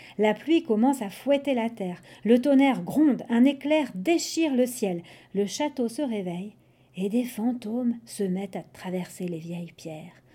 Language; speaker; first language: French; non-native, fluent; English